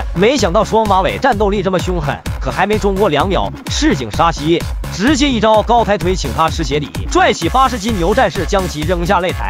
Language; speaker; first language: Chinese; native; Chinese